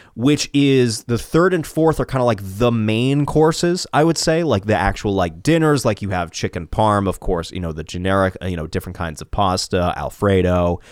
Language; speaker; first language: English; early bilingual, other home language; Italian